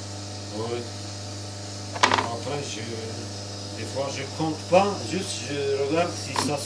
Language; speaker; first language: French; non-native, fluent; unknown